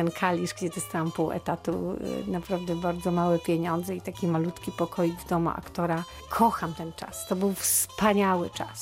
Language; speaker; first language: Polish; native; Polish